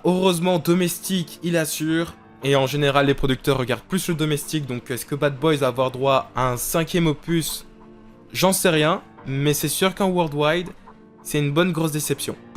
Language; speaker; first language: French; native; French